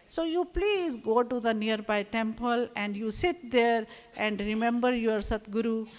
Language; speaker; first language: English; non-native, local second language; Hindi